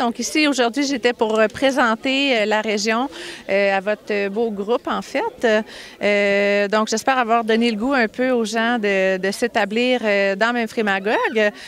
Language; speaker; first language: French; native; French